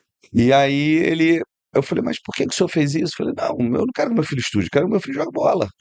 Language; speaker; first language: Portuguese; native; Portuguese